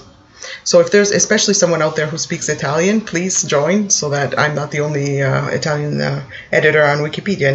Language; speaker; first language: English; native; English